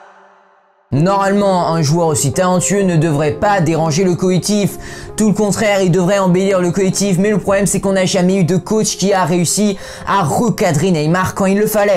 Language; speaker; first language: French; native; French